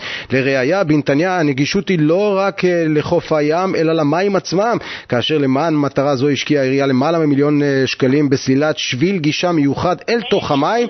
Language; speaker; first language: Hebrew; native; Hebrew